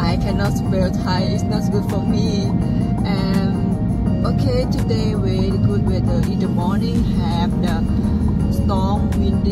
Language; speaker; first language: English; non-native, learner; Thai